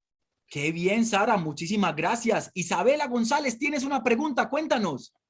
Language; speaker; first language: Spanish; native; Spanish